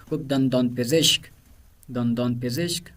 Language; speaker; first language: Persian; non-native, fluent; Urdu